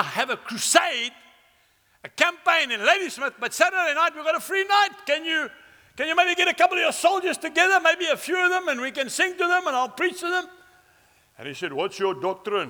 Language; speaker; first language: English; native; English